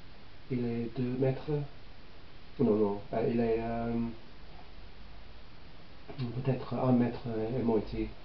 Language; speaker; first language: French; non-native, learner; English